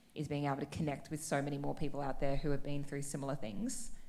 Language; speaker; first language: English; native; English